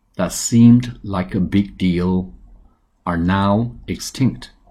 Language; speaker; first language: English; non-native, fluent; Chinese